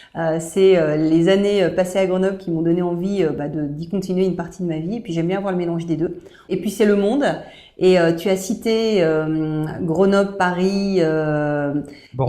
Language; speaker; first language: French; native; French